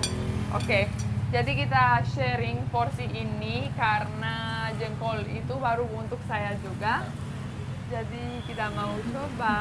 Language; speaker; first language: Indonesian; non-native, fluent; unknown